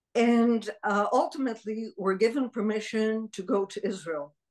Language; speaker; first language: English; early bilingual, other home language; Hebrew